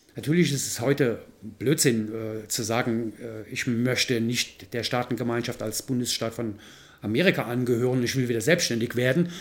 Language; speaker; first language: German; native; German